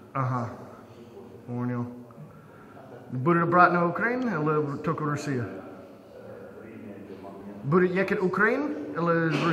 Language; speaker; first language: Russian; non-native, learner; English